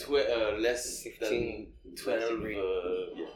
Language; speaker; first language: English; non-native, learner; French